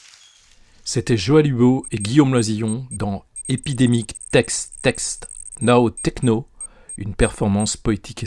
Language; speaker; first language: French; native; French